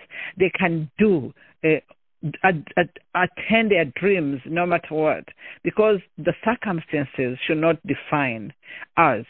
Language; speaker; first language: English; non-native, local second language; Kinyarwanda